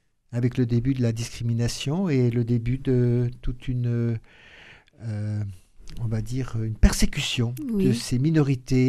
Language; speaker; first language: French; native; French